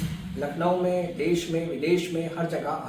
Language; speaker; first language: Hindi; native; Hindi